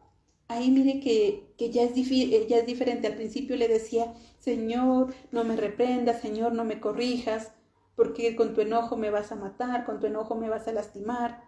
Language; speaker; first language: Spanish; native; Spanish